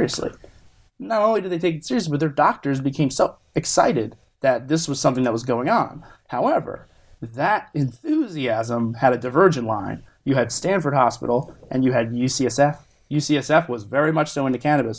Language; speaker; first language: English; native; English